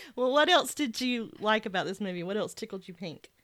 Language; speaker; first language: English; native; English